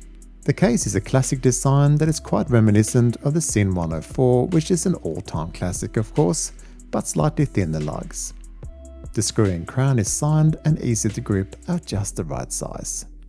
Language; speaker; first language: English; native; English